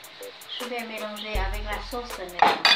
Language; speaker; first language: French; non-native, fluent; Vietnamese